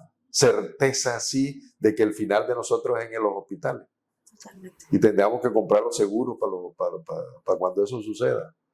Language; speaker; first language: Spanish; native; Spanish